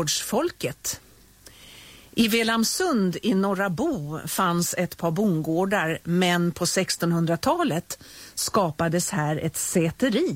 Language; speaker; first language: Swedish; native; Swedish